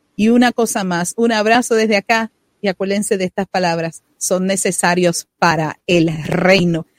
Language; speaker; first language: Spanish; native; Spanish